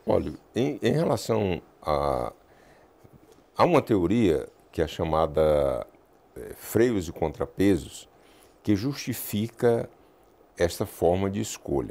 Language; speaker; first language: Portuguese; native; Portuguese